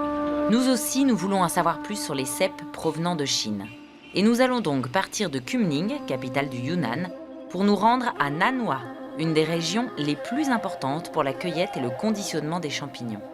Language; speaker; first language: French; native; French